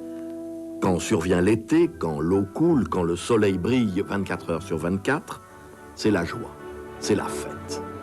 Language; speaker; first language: French; native; French